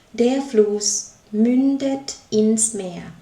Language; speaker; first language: German; non-native, learner; Thai